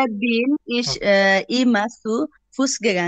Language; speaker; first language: German; non-native, learner; Bangla